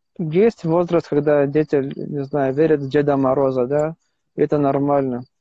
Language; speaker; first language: Russian; non-native, local second language; Armenian